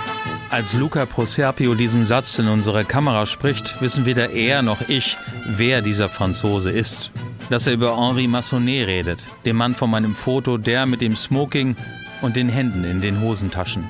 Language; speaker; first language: German; native; German